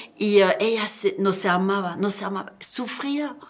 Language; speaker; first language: Spanish; non-native, learner; French